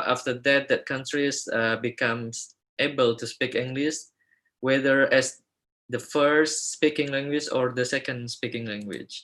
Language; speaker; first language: English; non-native, fluent; Indonesian